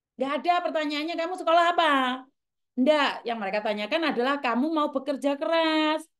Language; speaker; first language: Indonesian; non-native, local second language; Javanese